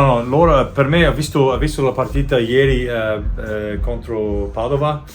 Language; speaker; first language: Italian; non-native, learner; English